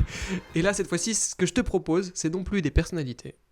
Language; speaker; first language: French; native; French